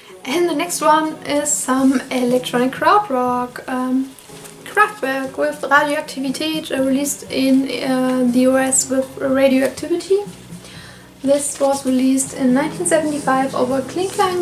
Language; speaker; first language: English; non-native, fluent; German